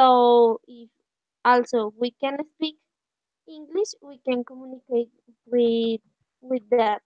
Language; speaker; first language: English; non-native, learner; Spanish